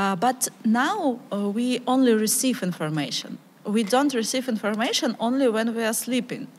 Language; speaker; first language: English; non-native, learner; Ukrainian